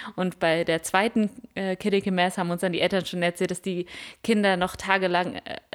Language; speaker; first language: German; native; German